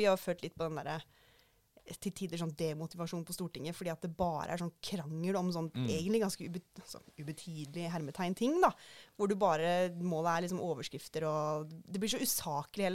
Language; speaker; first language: Norwegian; native; Norwegian